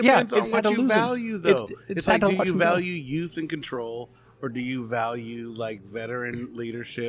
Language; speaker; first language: English; native; English